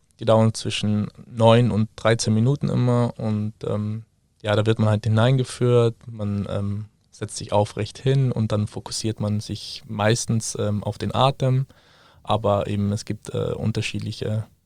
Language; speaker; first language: German; native; German